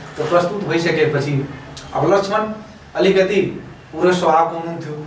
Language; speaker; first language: Nepali; non-native, local second language; Maithili